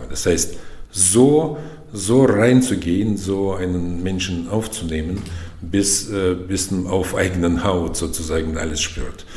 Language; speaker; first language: German; non-native, fluent; Russian